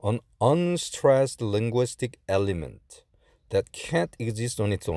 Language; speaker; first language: English; non-native, fluent; Korean